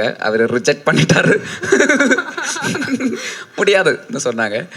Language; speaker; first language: Tamil; non-native, learner; Malayalam